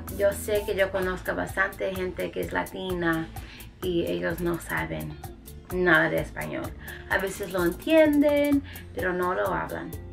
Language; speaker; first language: Spanish; early bilingual, heritage; Spanish